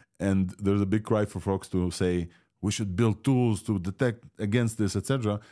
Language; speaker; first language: English; non-native, fluent; Russian